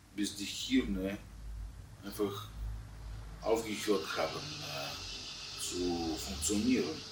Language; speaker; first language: German; non-native, fluent; Russian